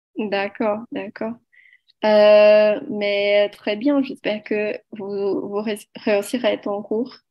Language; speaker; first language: French; non-native, learner; Portuguese